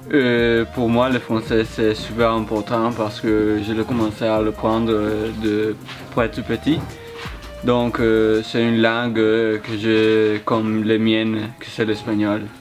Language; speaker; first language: French; non-native, learner; Spanish